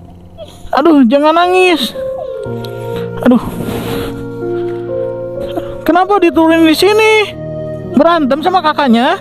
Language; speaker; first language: Indonesian; native; Indonesian